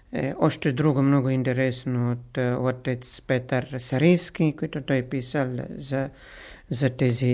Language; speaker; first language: Bulgarian; non-native, fluent; Italian